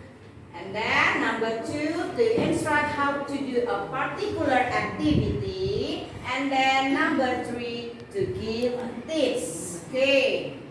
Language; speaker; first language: English; non-native, learner; Indonesian